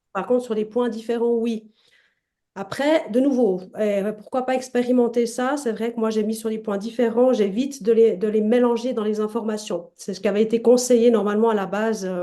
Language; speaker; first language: French; native; French